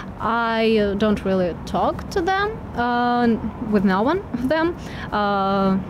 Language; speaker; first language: English; non-native, fluent; Russian